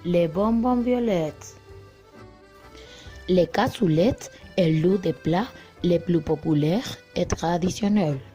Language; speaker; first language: French; non-native, learner; Spanish